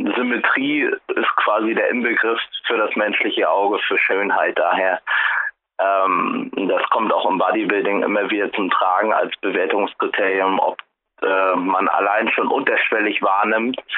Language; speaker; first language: German; native; German